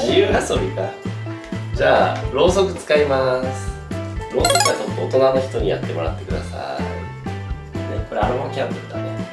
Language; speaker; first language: Japanese; native; Japanese